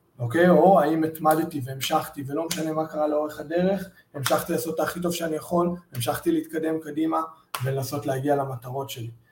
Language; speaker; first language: Hebrew; early bilingual, heritage; Hebrew